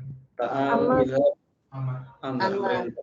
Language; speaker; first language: Arabic; non-native, fluent; Indonesian